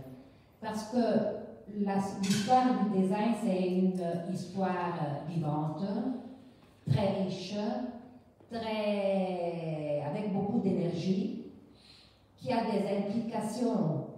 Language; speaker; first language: French; non-native, fluent; Italian